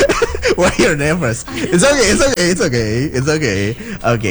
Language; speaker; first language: English; non-native, learner; Indonesian